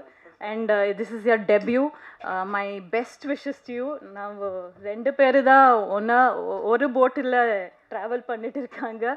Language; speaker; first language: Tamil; non-native, fluent; Kannada